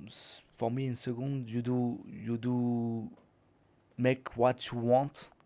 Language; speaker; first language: English; non-native, learner; French